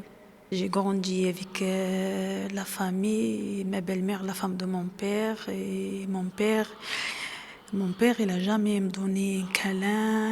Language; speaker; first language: French; non-native, learner; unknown